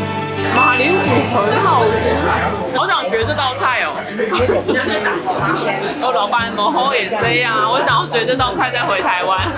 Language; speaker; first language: Chinese; native; Chinese